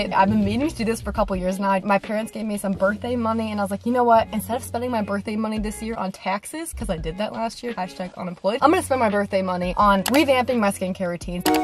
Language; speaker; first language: English; native; English